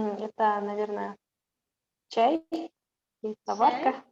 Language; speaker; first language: Russian; non-native, local second language; Kazakh